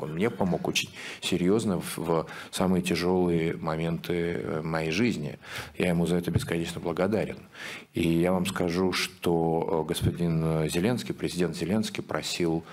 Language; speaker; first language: Russian; native; Russian